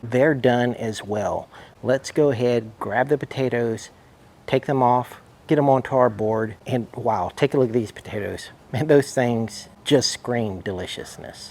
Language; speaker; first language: English; native; English